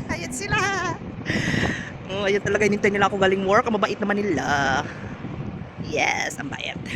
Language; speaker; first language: Filipino; non-native, local second language; Cebuano